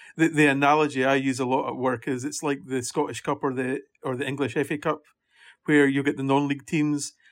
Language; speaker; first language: English; native; English